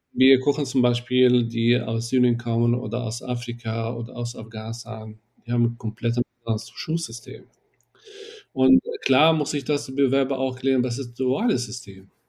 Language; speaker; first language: German; non-native, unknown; Arabic